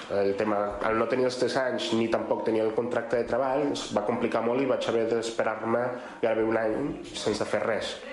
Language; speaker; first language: Catalan; non-native, fluent; Spanish